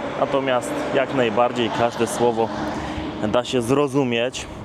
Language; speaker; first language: Polish; native; Polish